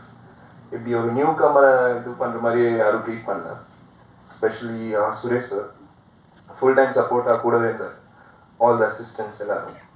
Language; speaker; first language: Tamil; non-native, fluent; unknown